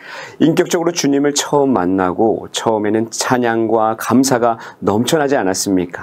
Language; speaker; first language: Korean; native; Korean